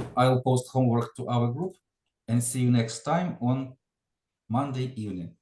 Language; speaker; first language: English; non-native, fluent; Ukrainian